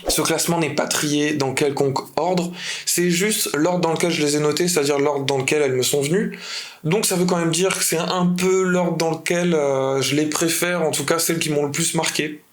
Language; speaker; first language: French; native; French